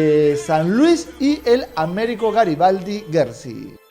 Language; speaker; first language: Spanish; native; Spanish